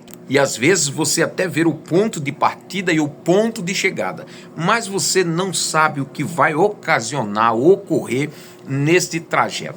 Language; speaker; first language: Portuguese; native; Portuguese